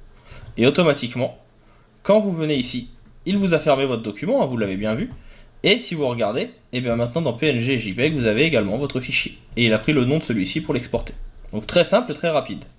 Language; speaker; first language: French; native; French